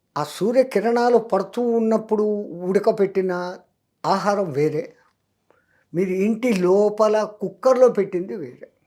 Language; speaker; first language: Telugu; non-native, local second language; Hindi